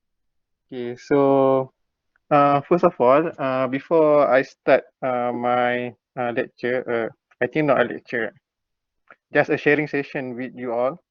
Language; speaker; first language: English; non-native, local second language; Malay